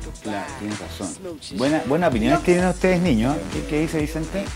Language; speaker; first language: Spanish; native; Spanish